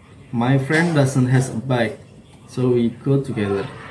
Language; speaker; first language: English; non-native, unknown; Indonesian